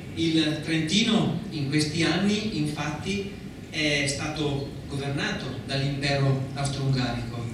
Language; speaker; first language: Italian; native; Italian